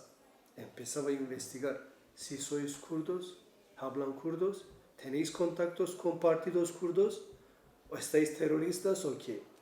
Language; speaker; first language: Spanish; non-native, learner; Kurdish